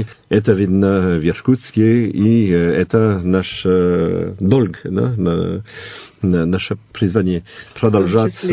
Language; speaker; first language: Russian; non-native, fluent; French